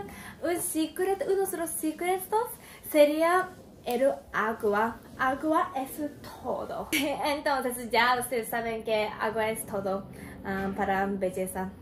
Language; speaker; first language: Spanish; non-native, learner; Japanese